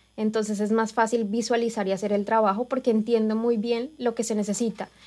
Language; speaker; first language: Spanish; native; Spanish